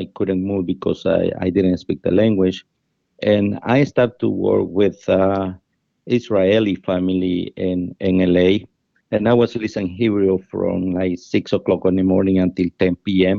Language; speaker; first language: English; non-native, fluent; Spanish